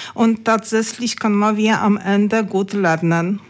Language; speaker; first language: German; non-native, learner; Polish